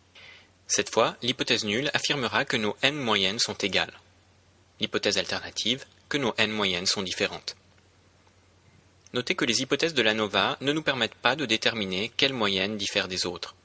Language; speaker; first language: French; native; French